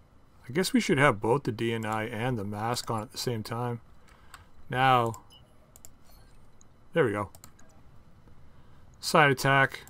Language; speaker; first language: English; native; English